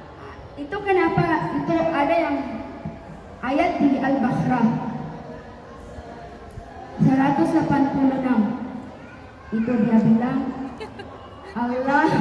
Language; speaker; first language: Indonesian; non-native, learner; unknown